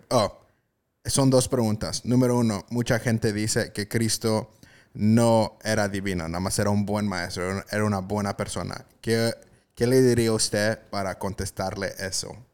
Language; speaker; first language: Spanish; early bilingual, heritage; Spanish